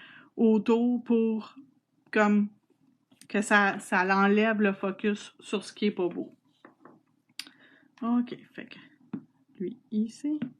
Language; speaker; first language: French; native; French